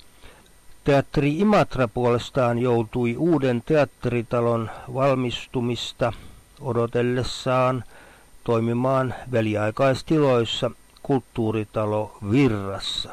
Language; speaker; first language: Finnish; native; Finnish